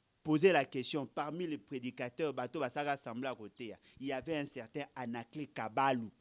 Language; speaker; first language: French; non-native, local second language; Lingala